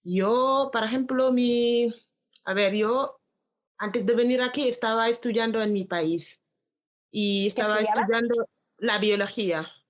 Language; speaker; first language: Spanish; non-native, learner; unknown